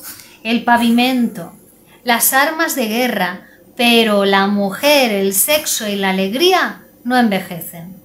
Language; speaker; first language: Spanish; native; Spanish